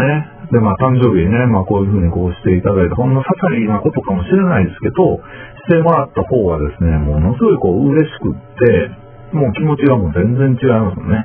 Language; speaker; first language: Japanese; native; Japanese